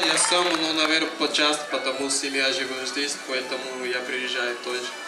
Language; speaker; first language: Russian; non-native, learner; Portuguese